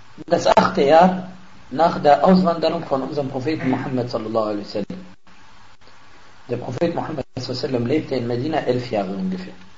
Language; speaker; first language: German; non-native, fluent; Arabic